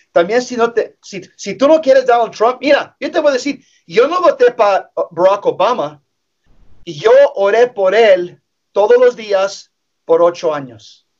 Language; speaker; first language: Spanish; early bilingual, heritage; English